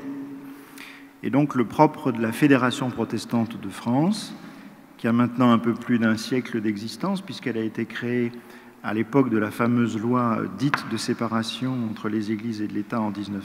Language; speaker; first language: French; native; French